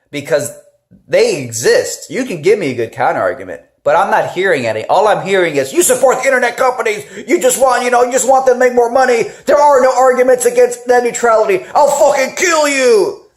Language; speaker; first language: English; native; English